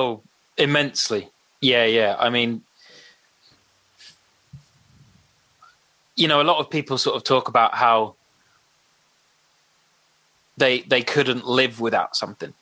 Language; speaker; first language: English; native; English